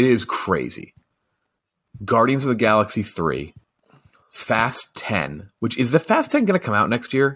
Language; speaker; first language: English; native; English